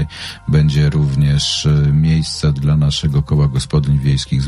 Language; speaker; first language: Polish; native; Polish